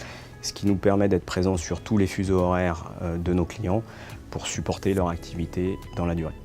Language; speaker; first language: French; native; French